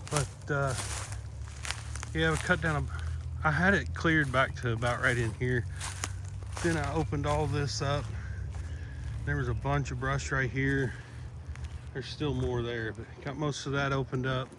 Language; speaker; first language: English; native; English